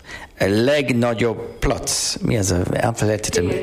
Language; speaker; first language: Hungarian; non-native, learner; English